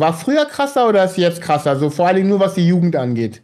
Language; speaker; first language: German; native; German